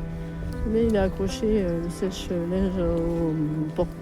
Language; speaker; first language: French; native; French